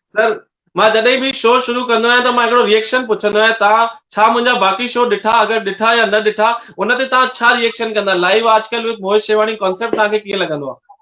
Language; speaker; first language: Sindhi; native; Sindhi